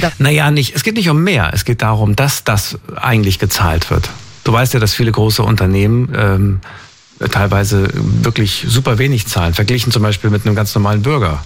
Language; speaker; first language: German; native; German